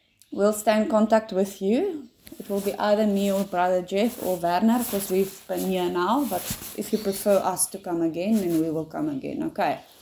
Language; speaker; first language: English; non-native, local second language; Afrikaans